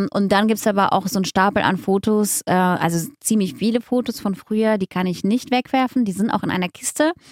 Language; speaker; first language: German; early bilingual, other home language; Russian